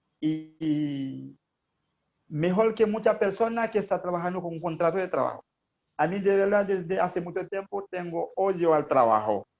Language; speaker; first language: Spanish; non-native, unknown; Haitian Creole